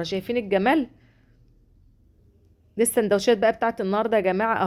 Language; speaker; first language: Arabic; native; Arabic